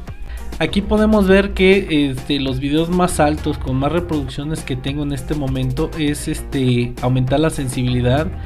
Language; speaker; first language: Spanish; native; Spanish